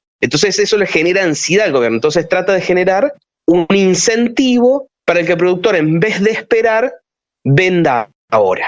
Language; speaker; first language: Spanish; native; Spanish